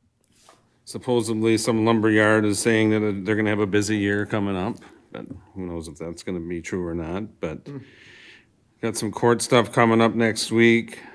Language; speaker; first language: English; native; English